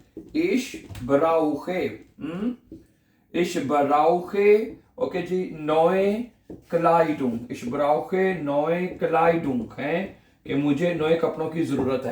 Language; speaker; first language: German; non-native, fluent; Urdu